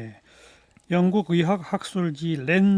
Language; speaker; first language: Korean; native; Korean